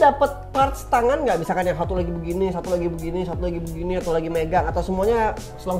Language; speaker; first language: Indonesian; native; Indonesian